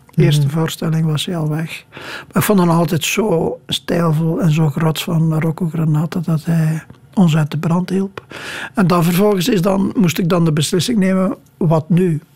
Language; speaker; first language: Dutch; native; Dutch